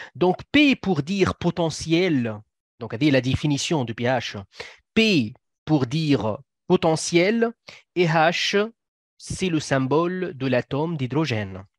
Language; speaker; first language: French; non-native, local second language; Arabic